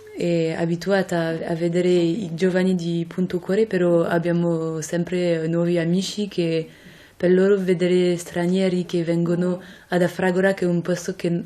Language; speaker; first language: Italian; non-native, fluent; French